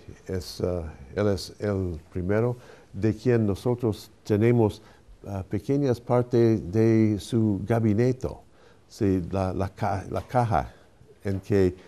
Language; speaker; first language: Spanish; non-native, fluent; English